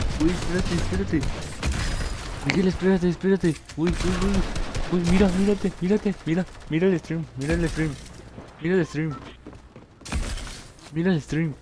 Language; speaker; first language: Spanish; native; Spanish